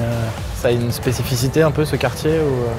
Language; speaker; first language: French; native; French